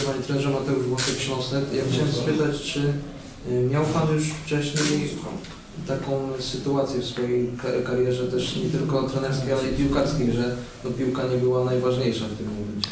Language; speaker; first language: Polish; native; Polish